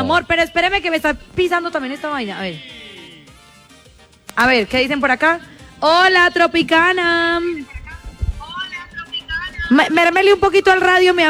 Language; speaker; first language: Spanish; native; Spanish